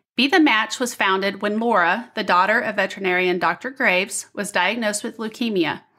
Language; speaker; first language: English; native; English